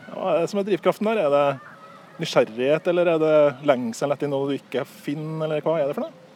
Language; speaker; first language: Norwegian; native; Norwegian